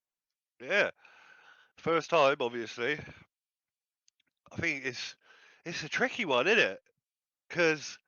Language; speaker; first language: English; native; English